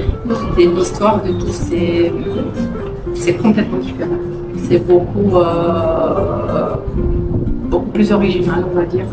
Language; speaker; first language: French; non-native, fluent; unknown